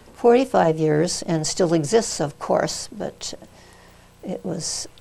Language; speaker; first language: English; native; English